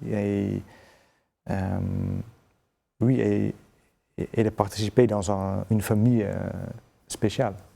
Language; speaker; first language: French; non-native, fluent; Dutch